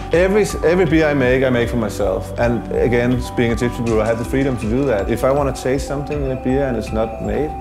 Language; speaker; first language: English; non-native, fluent; Danish